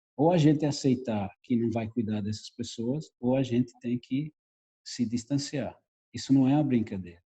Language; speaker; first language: Portuguese; non-native, fluent; Italian